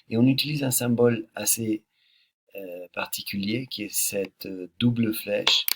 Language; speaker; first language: French; native; French